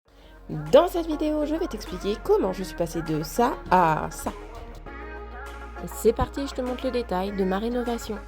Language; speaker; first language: French; native; French